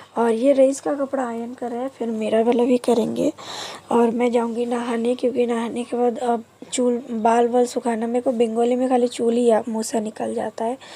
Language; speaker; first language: Hindi; non-native, local second language; Bangla